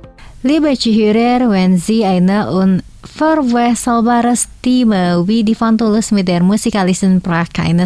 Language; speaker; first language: German; non-native, fluent; Indonesian